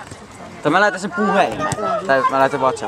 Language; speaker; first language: Finnish; native; Finnish